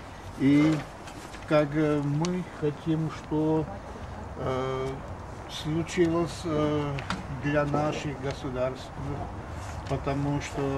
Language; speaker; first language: Russian; non-native, local second language; Czech